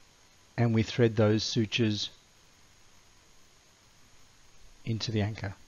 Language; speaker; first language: English; native; English